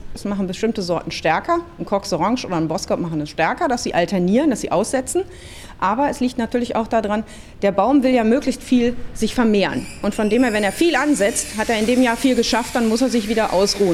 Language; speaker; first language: German; native; German